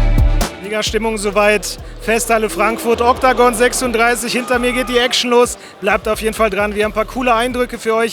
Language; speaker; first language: German; native; German